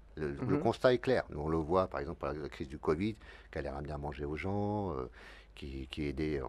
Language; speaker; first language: French; native; French